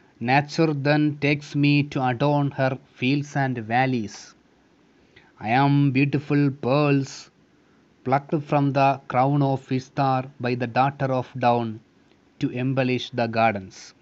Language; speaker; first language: English; non-native, local second language; Malayalam